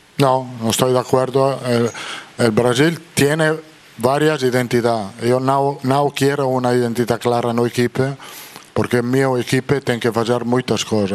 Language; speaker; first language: Portuguese; non-native, fluent; Italian